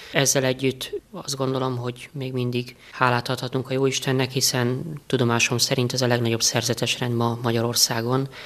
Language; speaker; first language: Hungarian; native; Hungarian